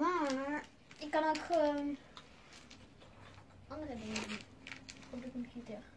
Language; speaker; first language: Dutch; early bilingual, other home language; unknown